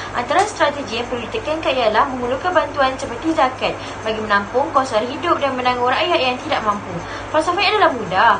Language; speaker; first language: Malay; native; Malay